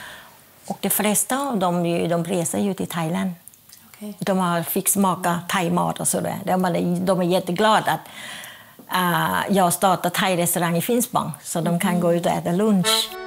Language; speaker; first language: Swedish; non-native, fluent; Thai